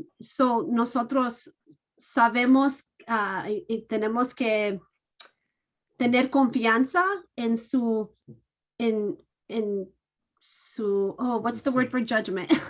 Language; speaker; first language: Spanish; non-native, fluent; English